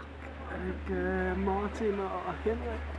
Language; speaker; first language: Danish; native; Danish